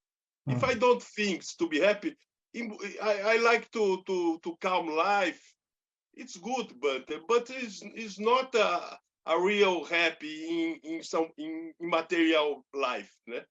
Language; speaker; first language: English; non-native, learner; Portuguese